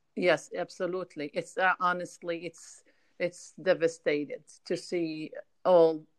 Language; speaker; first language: English; non-native, fluent; Arabic